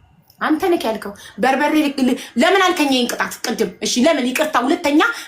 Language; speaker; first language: Amharic; native; Amharic